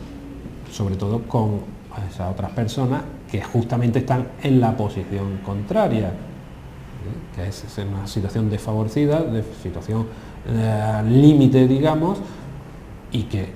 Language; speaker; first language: Spanish; native; Spanish